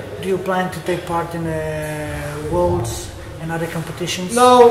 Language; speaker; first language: English; non-native, fluent; Polish